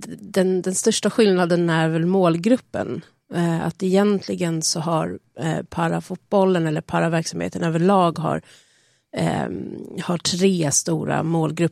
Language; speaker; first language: Swedish; native; Swedish